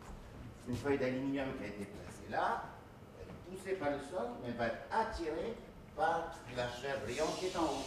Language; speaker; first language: French; native; French